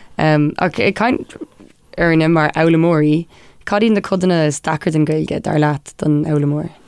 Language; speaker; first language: Irish; non-native, local second language; English